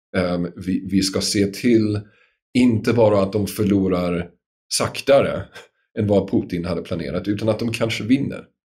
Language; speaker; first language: Swedish; non-native, fluent; English